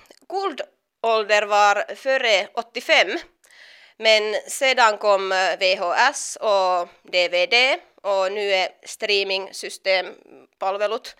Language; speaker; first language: Swedish; non-native, local second language; Finnish